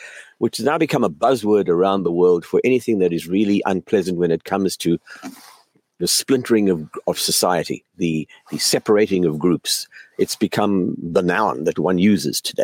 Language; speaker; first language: English; native; English